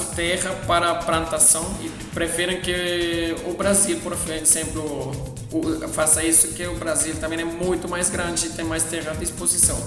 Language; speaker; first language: Portuguese; non-native, fluent; German